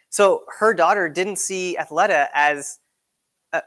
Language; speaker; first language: English; native; English